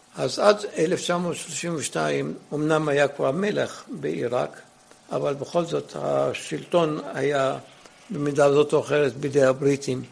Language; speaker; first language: Hebrew; early bilingual, other home language; Arabic